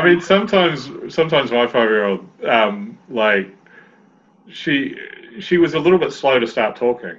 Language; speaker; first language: English; native; English